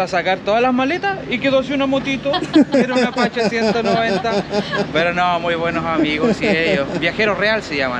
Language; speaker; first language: Spanish; native; Spanish